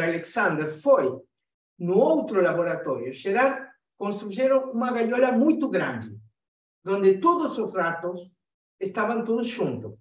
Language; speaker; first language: Portuguese; non-native, fluent; Spanish